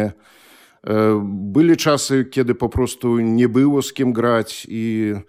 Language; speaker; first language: Polish; non-native, fluent; Belarusian